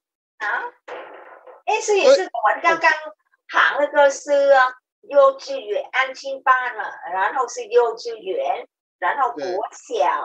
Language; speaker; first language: Chinese; non-native, learner; Vietnamese